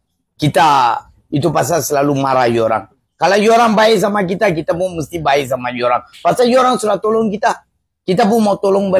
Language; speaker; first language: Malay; non-native, local second language; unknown